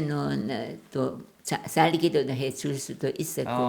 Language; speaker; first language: Korean; non-native, learner; German